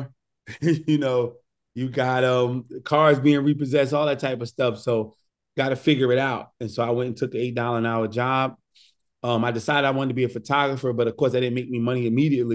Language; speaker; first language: English; native; English